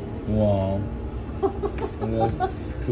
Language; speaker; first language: English; non-native, fluent; Russian